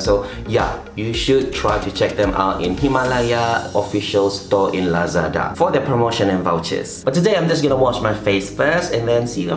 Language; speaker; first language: English; non-native, local second language; Malay